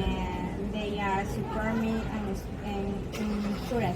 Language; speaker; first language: English; non-native, learner; Spanish